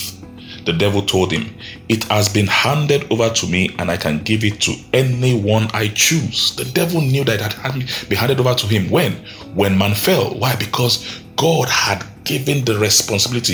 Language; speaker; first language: English; non-native, local second language; Yoruba